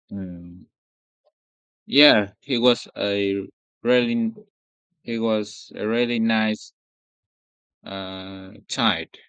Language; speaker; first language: English; non-native, learner; Vietnamese